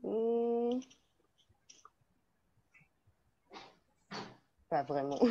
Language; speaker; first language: French; non-native, learner; Chinese